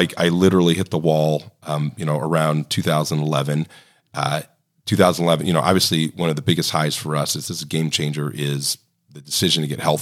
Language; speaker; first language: English; native; English